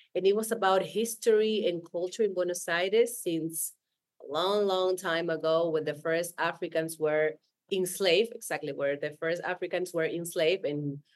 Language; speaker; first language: English; non-native, fluent; Spanish